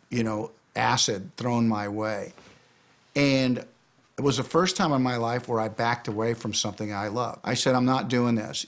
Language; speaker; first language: English; native; English